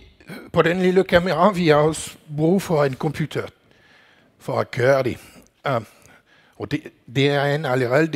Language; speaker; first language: Danish; non-native, learner; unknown